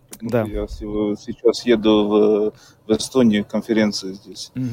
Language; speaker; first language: Russian; non-native, local second language; Latvian